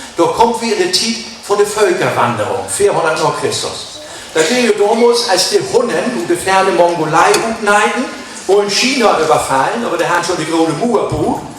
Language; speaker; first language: German; native; German